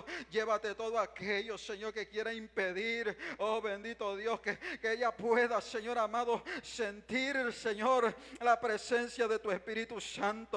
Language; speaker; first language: Spanish; native; Spanish